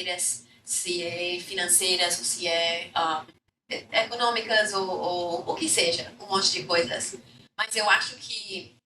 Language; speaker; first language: Portuguese; non-native, fluent; English